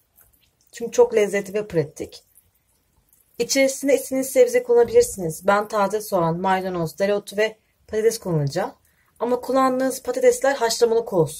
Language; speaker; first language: Turkish; native; Turkish